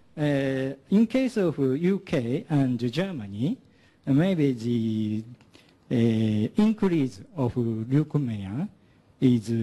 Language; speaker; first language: English; non-native, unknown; Japanese